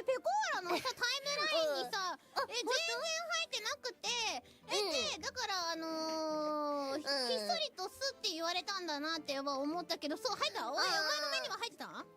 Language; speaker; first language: Japanese; native; Japanese